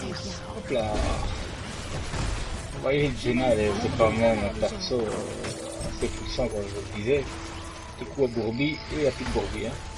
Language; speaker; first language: French; native; French